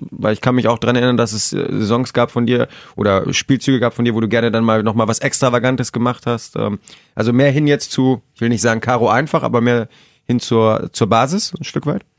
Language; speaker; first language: German; native; German